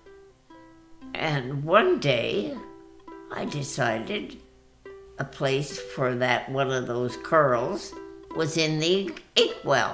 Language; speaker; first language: English; native; English